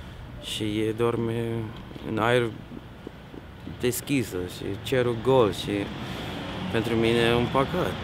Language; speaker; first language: Romanian; non-native, learner; English